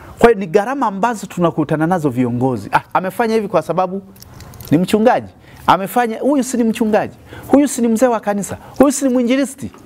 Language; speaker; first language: Swahili; native; Swahili